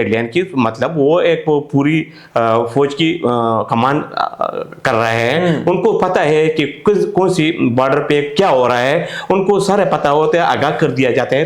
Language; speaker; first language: Urdu; non-native, local second language; Pashto